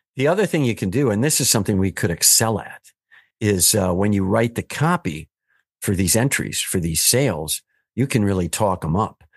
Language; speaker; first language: English; native; English